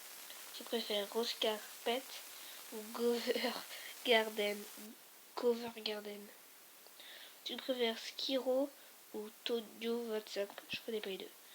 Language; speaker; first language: French; native; French